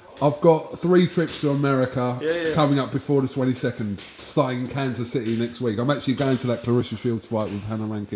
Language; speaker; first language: English; native; English